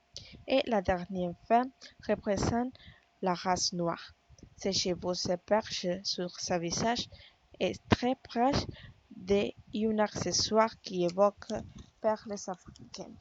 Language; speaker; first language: French; non-native, learner; Spanish